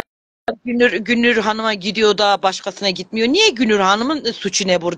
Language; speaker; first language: Turkish; native; Turkish